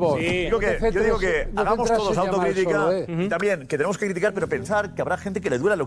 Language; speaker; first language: Spanish; native; Spanish